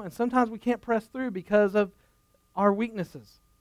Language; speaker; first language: English; native; English